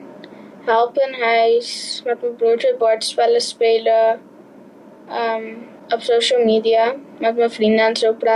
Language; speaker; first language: Dutch; early bilingual, heritage; Dutch